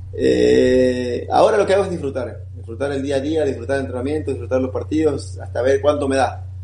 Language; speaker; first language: Spanish; native; Spanish